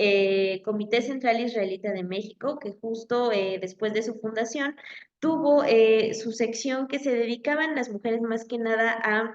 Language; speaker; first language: Spanish; native; Spanish